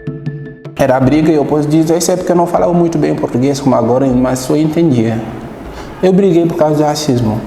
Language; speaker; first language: Portuguese; non-native, fluent; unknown